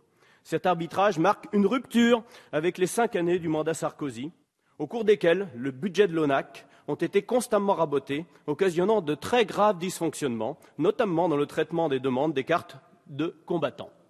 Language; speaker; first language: French; native; French